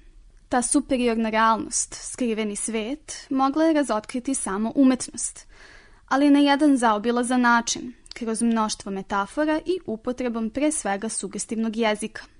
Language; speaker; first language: Serbian; native; Serbian